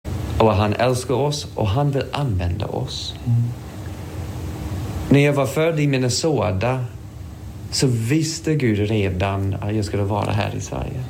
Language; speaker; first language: Swedish; non-native, fluent; English